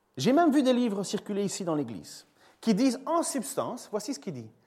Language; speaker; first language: French; native; French